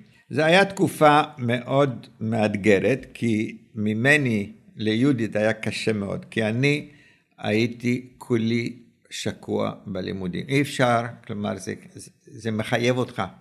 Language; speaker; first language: Hebrew; early bilingual, other home language; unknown